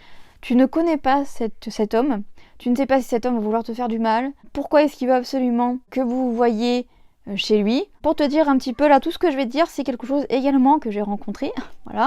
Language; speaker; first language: French; native; French